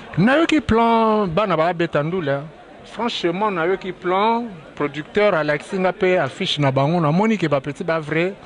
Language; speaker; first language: Lingala; native; Lingala